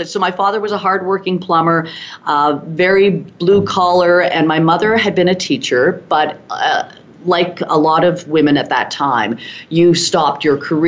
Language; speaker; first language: English; native; English